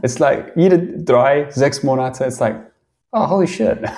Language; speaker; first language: English; native; English